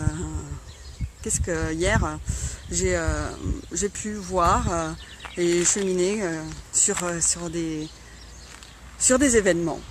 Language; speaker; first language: French; native; French